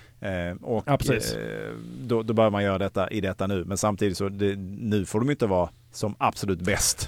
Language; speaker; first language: Swedish; native; Swedish